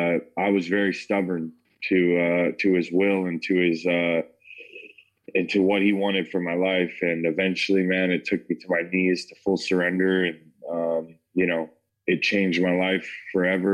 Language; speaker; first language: English; native; English